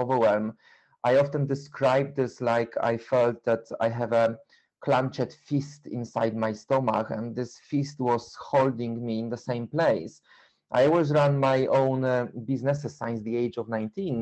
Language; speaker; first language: English; non-native, fluent; Polish